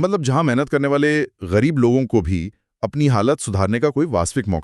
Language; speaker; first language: Hindi; native; Hindi